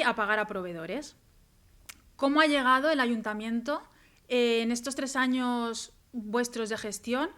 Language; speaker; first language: Spanish; native; Spanish